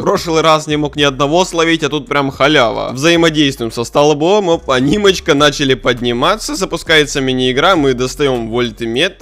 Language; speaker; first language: Russian; native; Russian